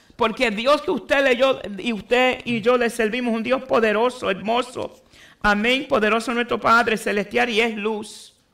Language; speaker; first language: Spanish; early bilingual, heritage; Spanish